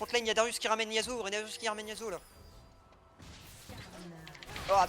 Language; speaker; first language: French; native; French